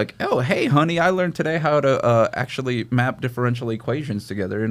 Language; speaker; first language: English; native; English